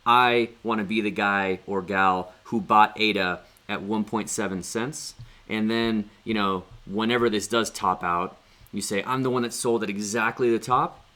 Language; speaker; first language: English; native; English